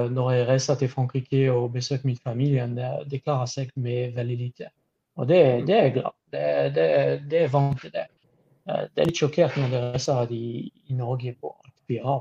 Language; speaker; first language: Norwegian; non-native, fluent; French